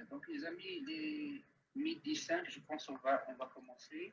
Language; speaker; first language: French; non-native, local second language; Arabic